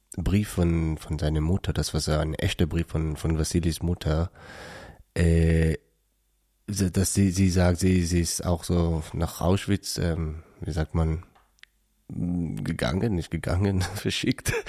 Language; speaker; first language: German; non-native, learner; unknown